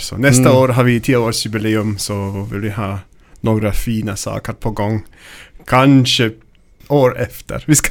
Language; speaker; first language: Swedish; non-native, learner; German